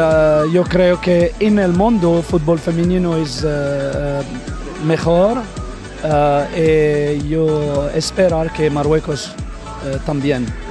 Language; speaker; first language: Spanish; non-native, learner; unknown